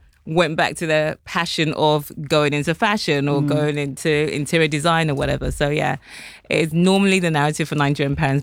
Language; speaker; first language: English; native; English